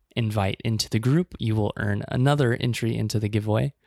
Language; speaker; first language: English; native; English